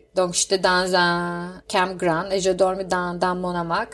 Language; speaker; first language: French; non-native, fluent; Turkish